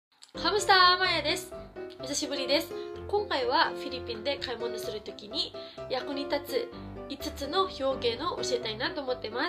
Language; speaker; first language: Japanese; non-native, fluent; Filipino